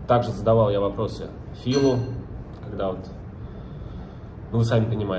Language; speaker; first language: Russian; native; Russian